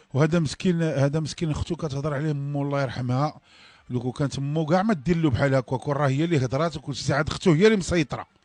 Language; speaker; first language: Arabic; native; Arabic